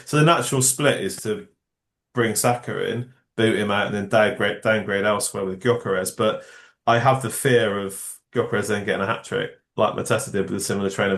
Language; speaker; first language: English; native; English